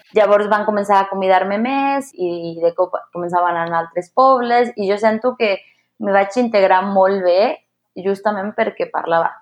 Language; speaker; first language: Catalan; non-native, fluent; Spanish